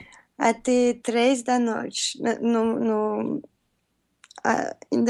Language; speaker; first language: Portuguese; non-native, learner; French